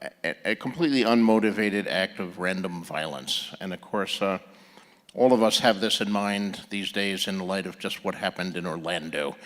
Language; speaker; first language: English; native; English